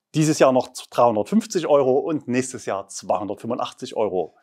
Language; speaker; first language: German; native; German